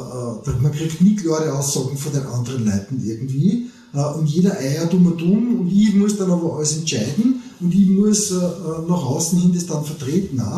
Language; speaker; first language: German; native; German